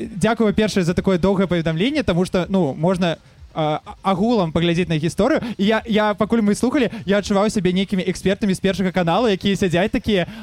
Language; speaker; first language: Belarusian; non-native, local second language; Russian